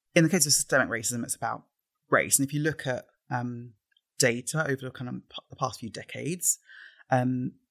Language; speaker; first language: English; native; English